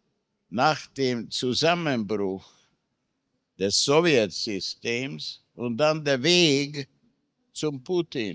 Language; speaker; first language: German; non-native, fluent; Hungarian